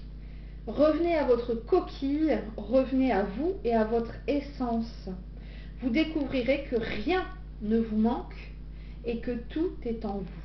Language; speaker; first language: French; native; French